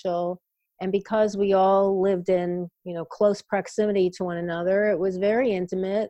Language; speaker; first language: English; native; English